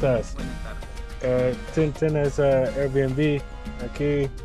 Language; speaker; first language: Spanish; non-native, learner; English